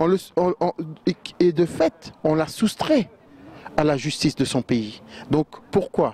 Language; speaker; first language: French; non-native, local second language; Wolof